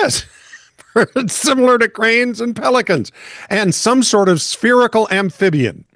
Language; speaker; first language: English; native; English